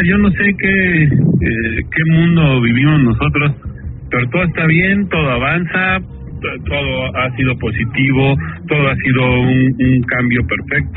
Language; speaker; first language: Spanish; native; Spanish